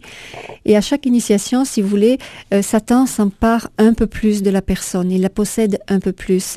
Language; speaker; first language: French; native; French